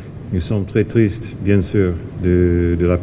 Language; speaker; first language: French; non-native, fluent; English